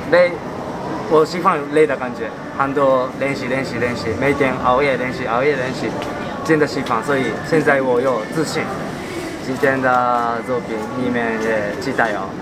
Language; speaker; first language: Chinese; non-native, learner; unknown